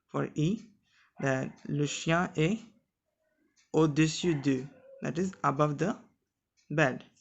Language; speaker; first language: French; non-native, learner; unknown